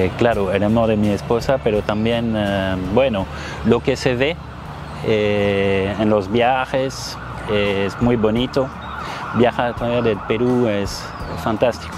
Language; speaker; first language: Spanish; non-native, fluent; French